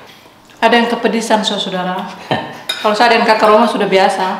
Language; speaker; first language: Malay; non-native, local second language; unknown